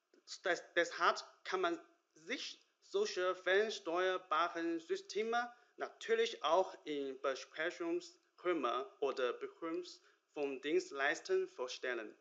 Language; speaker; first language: German; non-native, learner; Chinese